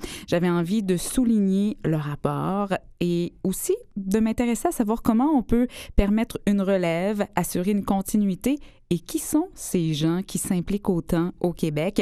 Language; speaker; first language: French; native; French